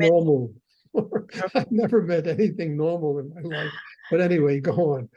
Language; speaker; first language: English; native; English